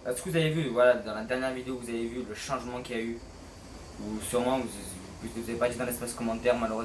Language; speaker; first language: French; native; French